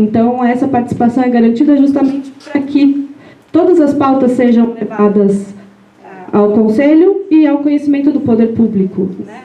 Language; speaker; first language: Portuguese; native; Portuguese